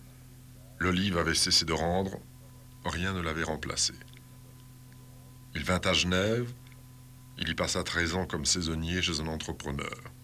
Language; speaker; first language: French; native; French